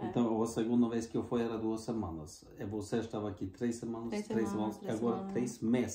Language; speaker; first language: Portuguese; non-native, fluent; Norwegian